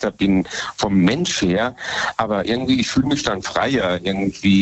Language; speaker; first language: German; native; German